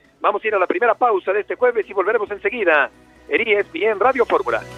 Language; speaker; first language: Spanish; native; Spanish